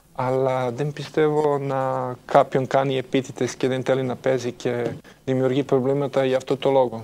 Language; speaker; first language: Greek; non-native, fluent; Serbian